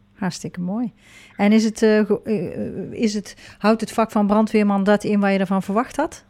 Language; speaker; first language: Dutch; native; Dutch